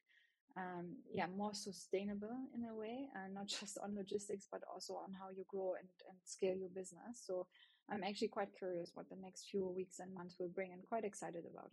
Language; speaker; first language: English; non-native, fluent; German